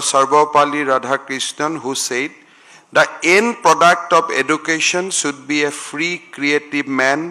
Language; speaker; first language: English; non-native, local second language; Assamese